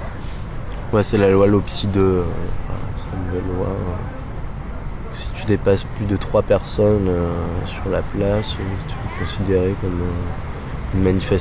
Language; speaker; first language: French; native; French